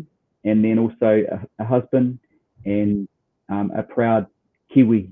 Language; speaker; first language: English; native; English